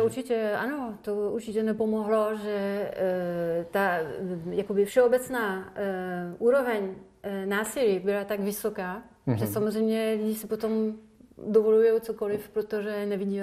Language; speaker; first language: Czech; non-native, fluent; French